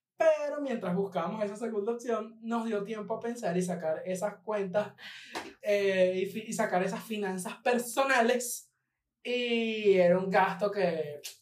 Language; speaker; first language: Spanish; native; Spanish